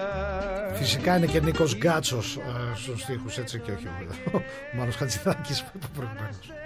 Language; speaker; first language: Greek; native; Greek